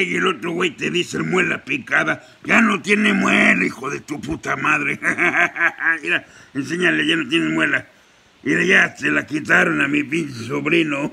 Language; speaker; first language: Spanish; native; Spanish